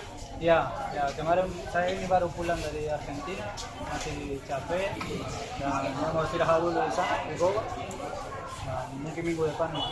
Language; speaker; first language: Indonesian; non-native, learner; Spanish